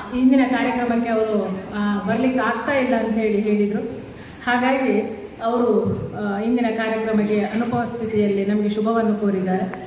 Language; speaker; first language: Kannada; native; Kannada